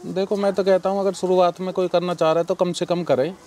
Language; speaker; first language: Hindi; native; Hindi